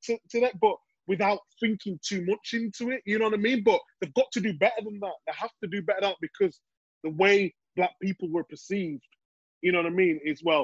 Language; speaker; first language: English; native; English